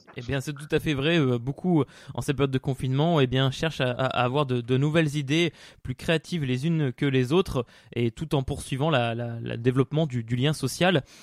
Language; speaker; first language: French; native; French